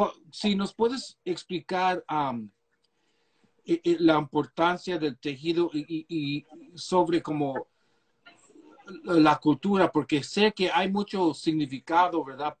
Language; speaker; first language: Spanish; early bilingual, heritage; Spanish